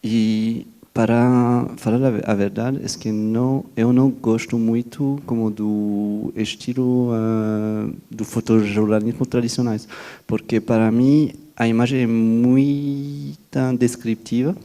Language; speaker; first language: Portuguese; non-native, fluent; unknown